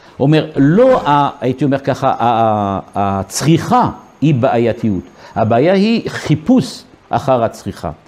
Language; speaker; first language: Hebrew; non-native, fluent; French